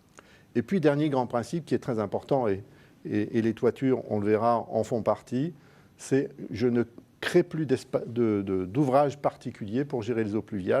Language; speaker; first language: French; native; French